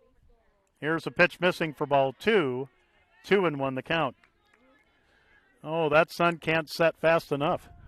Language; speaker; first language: English; native; English